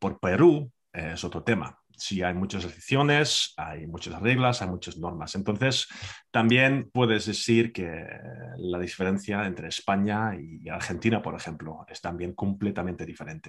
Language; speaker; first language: Spanish; non-native, fluent; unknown